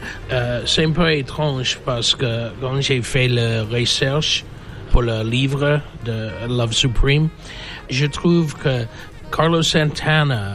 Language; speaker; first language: French; non-native, fluent; English